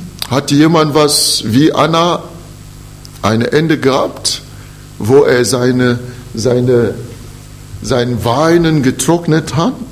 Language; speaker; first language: German; non-native, fluent; French